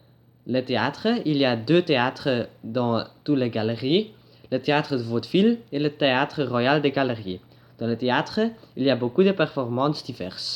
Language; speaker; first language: French; non-native, learner; Dutch